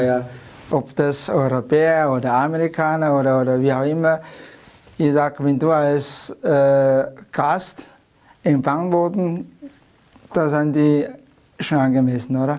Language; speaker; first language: German; non-native, learner; Chinese